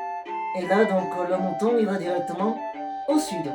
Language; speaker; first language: French; native; French